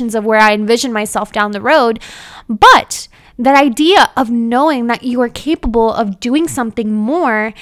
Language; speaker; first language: English; early bilingual, other home language; Hindi